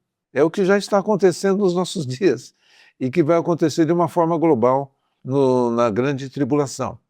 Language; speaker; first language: Portuguese; native; Portuguese